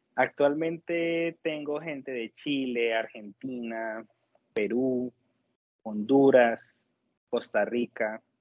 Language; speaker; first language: Spanish; native; Spanish